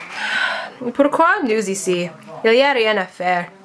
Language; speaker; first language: French; non-native, learner; English